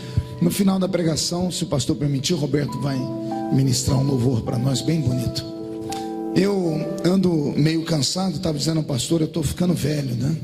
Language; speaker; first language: Portuguese; native; Portuguese